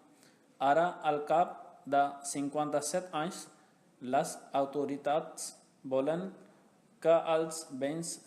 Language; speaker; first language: Catalan; non-native, learner; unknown